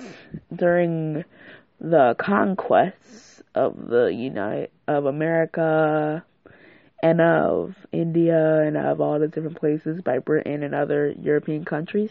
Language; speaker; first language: English; native; English